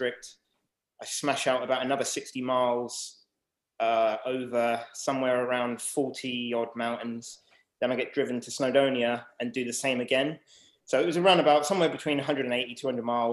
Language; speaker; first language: English; native; English